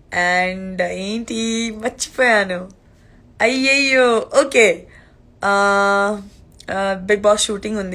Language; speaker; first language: Telugu; non-native, learner; Gujarati